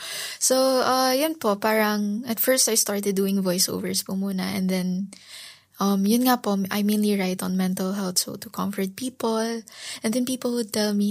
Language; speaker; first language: English; non-native, local second language; Filipino